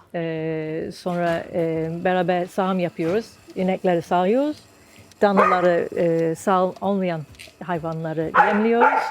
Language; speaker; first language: Turkish; non-native, fluent; English